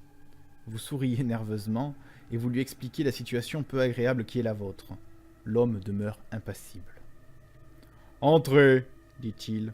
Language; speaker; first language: French; native; French